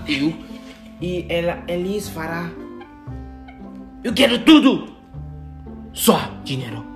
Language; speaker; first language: Portuguese; non-native, learner; Chinese